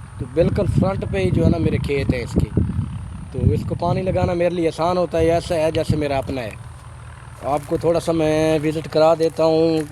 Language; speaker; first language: Urdu; non-native, local second language; Punjabi